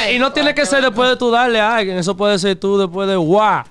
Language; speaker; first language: Spanish; early bilingual, heritage; Spanish